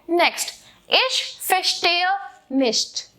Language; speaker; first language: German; non-native, fluent; Hindi